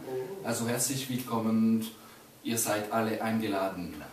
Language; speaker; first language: German; non-native, local second language; French